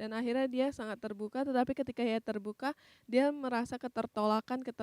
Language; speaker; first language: Indonesian; native; Indonesian